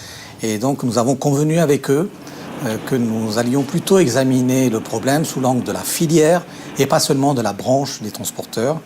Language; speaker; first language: French; native; French